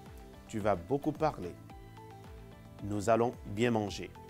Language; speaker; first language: French; non-native, fluent; Spanish